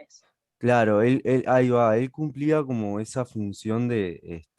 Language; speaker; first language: Spanish; native; Spanish